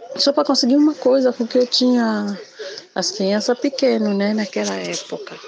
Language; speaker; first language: Portuguese; non-native, fluent; Lingala